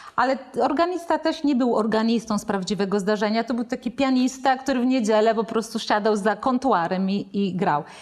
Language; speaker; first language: Polish; non-native, fluent; Italian